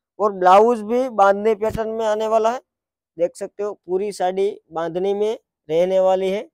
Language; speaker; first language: Hindi; non-native, local second language; Gujarati